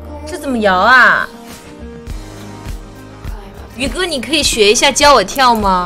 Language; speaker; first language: Chinese; native; Chinese